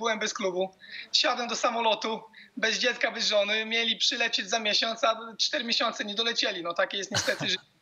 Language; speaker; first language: Polish; native; Polish